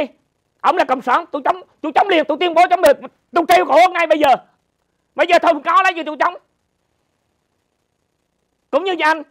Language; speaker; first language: Vietnamese; native; Vietnamese